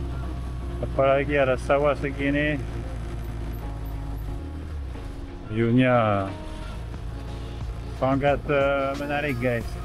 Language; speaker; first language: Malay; non-native, learner; French